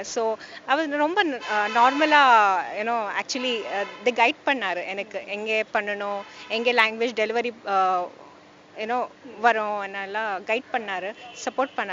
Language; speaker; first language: Tamil; non-native, learner; Kannada